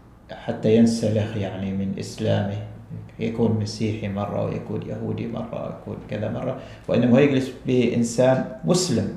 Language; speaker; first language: Arabic; native; Arabic